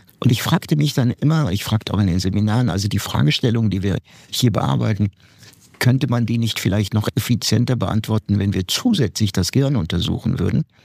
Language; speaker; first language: German; non-native, fluent; Turkish